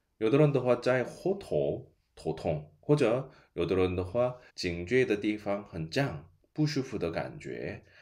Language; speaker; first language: Chinese; non-native, fluent; Korean